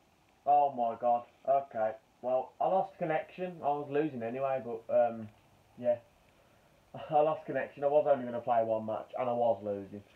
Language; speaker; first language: English; native; English